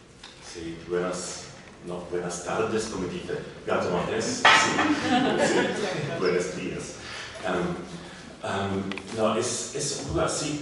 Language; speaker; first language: Spanish; non-native, learner; German